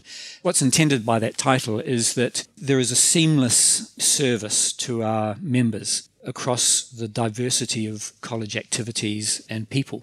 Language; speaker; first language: English; native; English